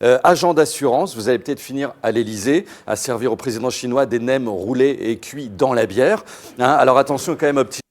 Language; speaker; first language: French; native; French